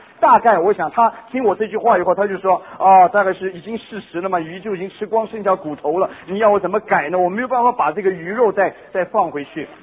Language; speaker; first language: Chinese; non-native, local second language; Cantonese